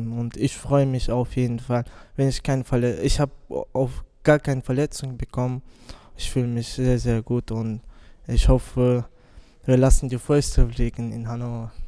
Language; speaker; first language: German; non-native, learner; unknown